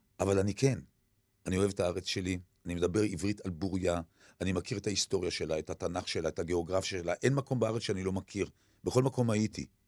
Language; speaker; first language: Hebrew; early bilingual, other home language; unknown